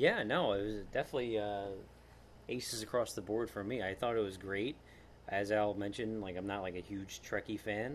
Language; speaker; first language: English; native; English